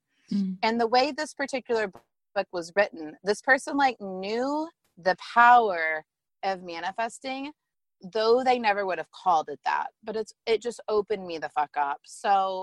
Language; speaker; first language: English; native; English